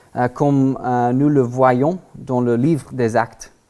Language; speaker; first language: French; non-native, learner; English